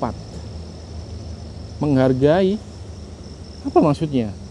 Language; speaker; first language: Indonesian; native; Indonesian